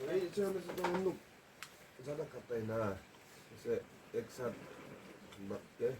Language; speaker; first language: Hindi; non-native, local second language; Mizo